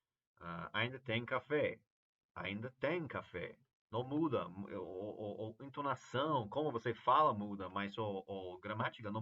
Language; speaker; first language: Portuguese; non-native, fluent; English